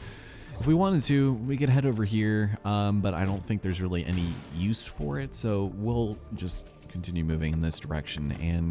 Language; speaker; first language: English; native; English